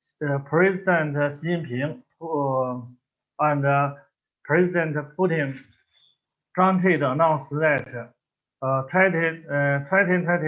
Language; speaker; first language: English; non-native, learner; Chinese